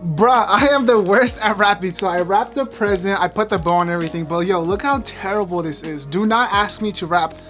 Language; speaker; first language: English; early bilingual, other home language; Spanish